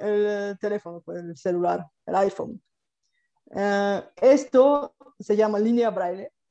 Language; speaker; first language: Spanish; non-native, fluent; Bulgarian